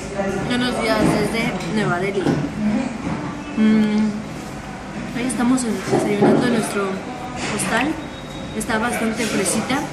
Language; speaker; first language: Spanish; native; Spanish